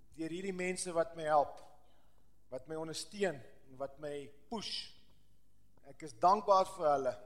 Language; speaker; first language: Afrikaans; non-native, local second language; English